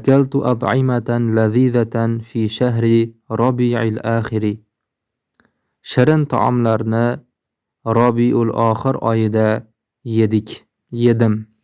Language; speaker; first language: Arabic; non-native, fluent; Uzbek